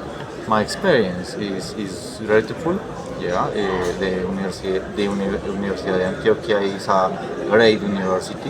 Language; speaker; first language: English; non-native, learner; Spanish